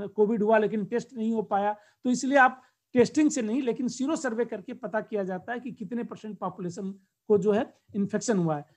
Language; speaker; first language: Hindi; native; Hindi